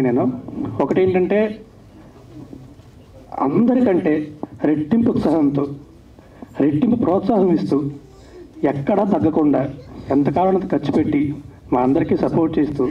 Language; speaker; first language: Telugu; native; Telugu